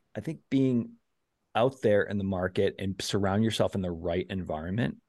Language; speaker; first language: English; native; English